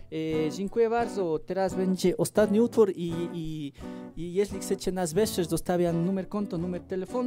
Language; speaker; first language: Polish; non-native, fluent; Spanish